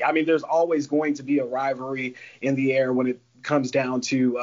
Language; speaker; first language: English; native; English